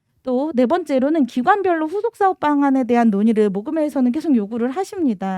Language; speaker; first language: Korean; native; Korean